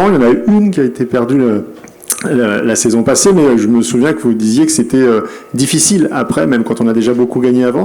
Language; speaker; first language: French; native; French